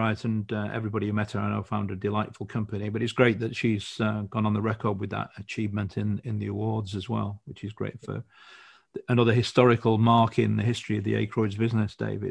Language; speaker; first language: English; native; English